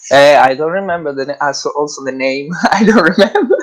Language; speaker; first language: English; non-native, learner; Italian